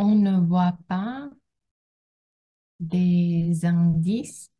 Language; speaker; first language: French; non-native, learner; Russian